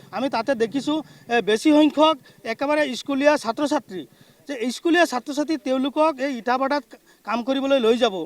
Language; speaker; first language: Assamese; non-native, local second language; Bangla